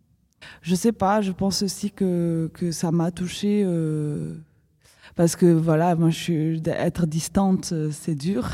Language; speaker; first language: French; non-native, fluent; Portuguese